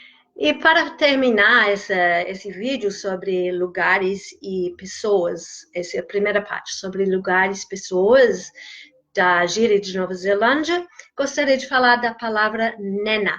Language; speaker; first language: Portuguese; non-native, fluent; English